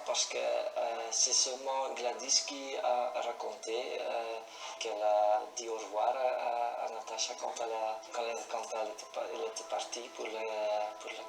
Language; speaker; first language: French; non-native, local second language; Dutch